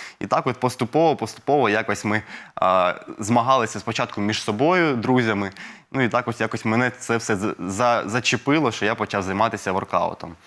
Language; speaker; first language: Ukrainian; non-native, local second language; Russian